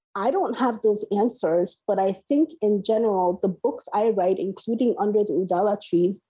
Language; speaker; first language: English; non-native, local second language; Igbo